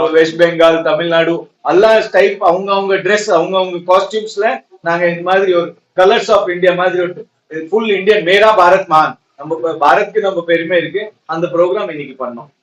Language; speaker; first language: Tamil; non-native, local second language; Marwari